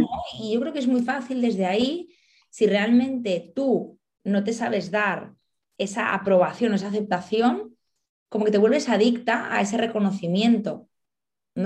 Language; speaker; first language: Spanish; native; Spanish